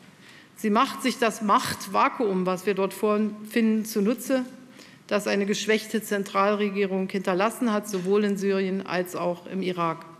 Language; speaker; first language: German; native; German